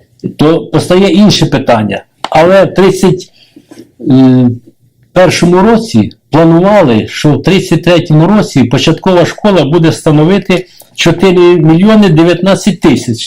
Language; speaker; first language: Ukrainian; native; Ukrainian